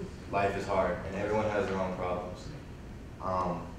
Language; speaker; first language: English; early bilingual, other home language; Spanish